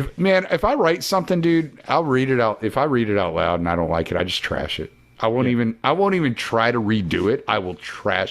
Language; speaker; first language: English; native; English